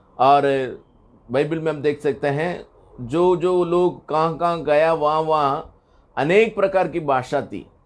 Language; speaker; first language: Hindi; non-native, local second language; Tamil